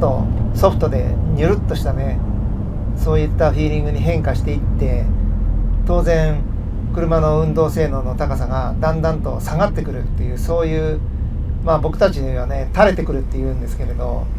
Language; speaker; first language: Japanese; native; Japanese